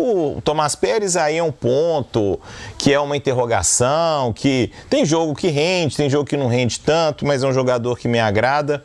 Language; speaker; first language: Portuguese; native; Portuguese